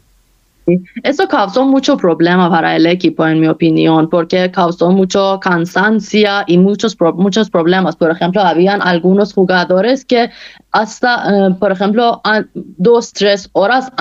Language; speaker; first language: Spanish; non-native, fluent; Persian